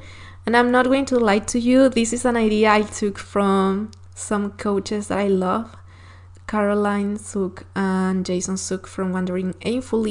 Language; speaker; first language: English; non-native, fluent; Spanish